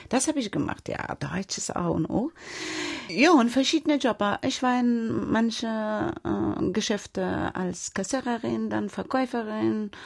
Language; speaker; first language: German; non-native, fluent; Persian